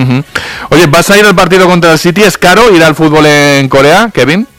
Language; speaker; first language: Spanish; native; Spanish